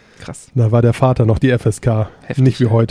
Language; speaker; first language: German; native; German